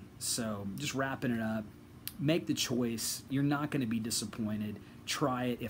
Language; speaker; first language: English; native; English